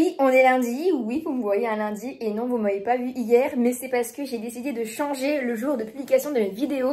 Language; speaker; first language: French; native; French